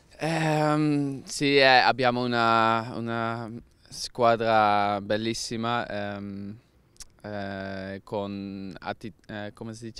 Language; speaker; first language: Italian; non-native, learner; Dutch